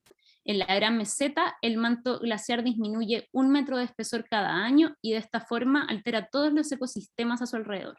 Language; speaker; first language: Spanish; native; Spanish